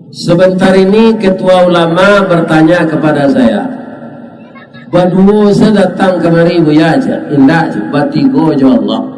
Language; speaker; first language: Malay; non-native, local second language; Minangkabau